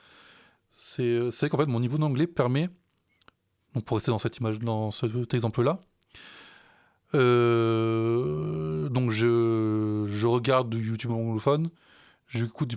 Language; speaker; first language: French; native; French